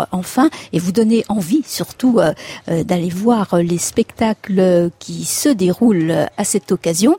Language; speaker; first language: French; native; French